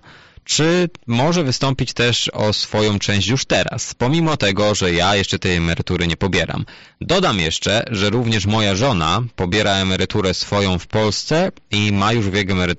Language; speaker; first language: Polish; native; Polish